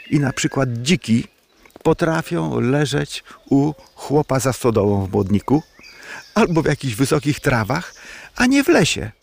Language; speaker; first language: Polish; native; Polish